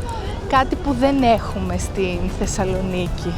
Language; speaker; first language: Greek; native; Greek